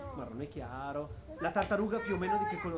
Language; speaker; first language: Italian; native; Italian